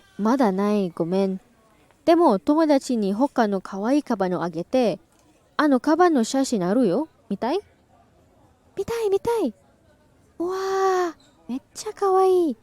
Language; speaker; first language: Japanese; non-native, learner; English